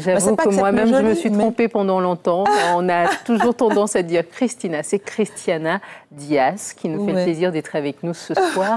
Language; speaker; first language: French; native; French